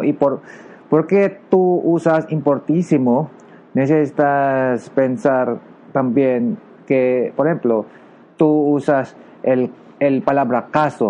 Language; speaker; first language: Spanish; non-native, learner; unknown